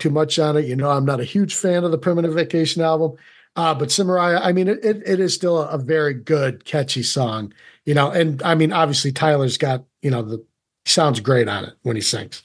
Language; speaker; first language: English; native; English